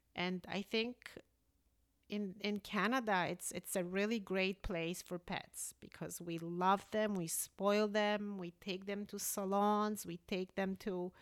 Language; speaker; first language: English; early bilingual, other home language; Polish